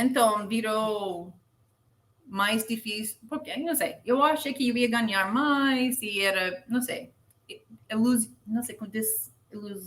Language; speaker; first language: Portuguese; non-native, learner; English